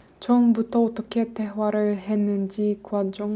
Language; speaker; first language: Korean; non-native, learner; Russian